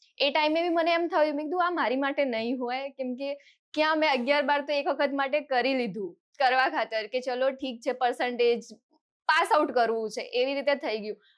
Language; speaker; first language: Gujarati; non-native, local second language; Rajasthani